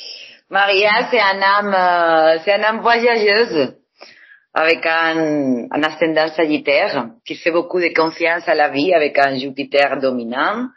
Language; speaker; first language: French; non-native, fluent; Spanish